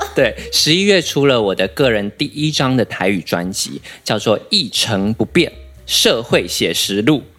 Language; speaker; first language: Chinese; native; Chinese